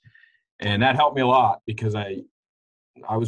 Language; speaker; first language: English; native; English